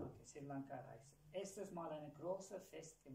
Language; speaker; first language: German; non-native, learner; Tamil